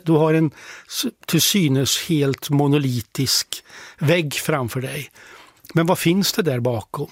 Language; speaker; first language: Swedish; native; Swedish